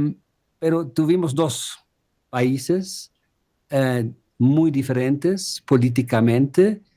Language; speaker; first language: Spanish; non-native, fluent; German